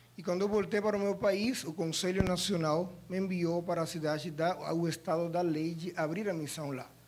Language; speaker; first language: Portuguese; non-native, fluent; Spanish